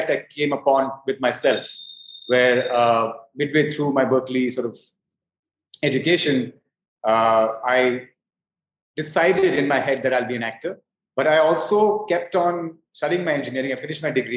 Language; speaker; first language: English; non-native, local second language; Hindi